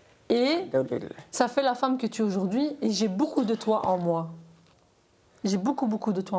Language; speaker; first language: French; native; French